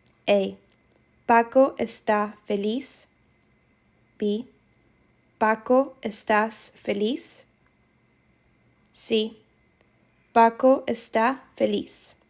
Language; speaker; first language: Spanish; non-native, fluent; English